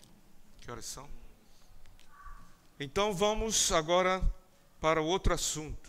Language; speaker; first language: Portuguese; native; Portuguese